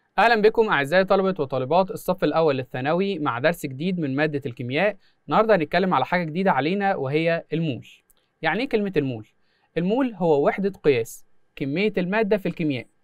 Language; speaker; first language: Arabic; native; Arabic